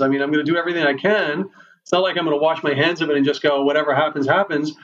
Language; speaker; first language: English; native; English